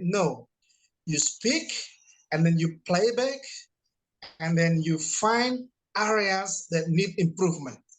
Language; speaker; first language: English; non-native, fluent; Indonesian